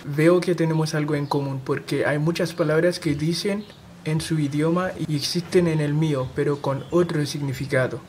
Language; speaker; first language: Spanish; non-native, fluent; Haitian Creole